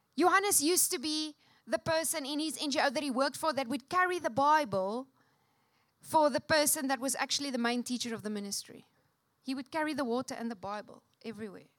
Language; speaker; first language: English; non-native, local second language; Afrikaans